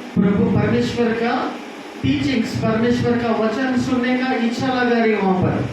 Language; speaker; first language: Hindi; non-native, local second language; Telugu